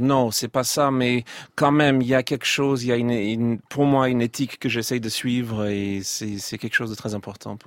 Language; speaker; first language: French; non-native, fluent; English